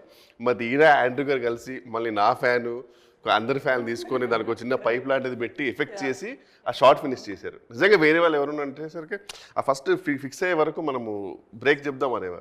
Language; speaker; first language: Telugu; native; Telugu